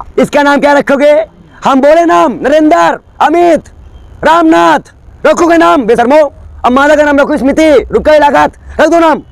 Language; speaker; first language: Hindi; native; Hindi